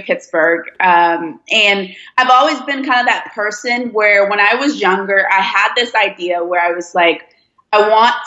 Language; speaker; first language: English; early bilingual, other home language; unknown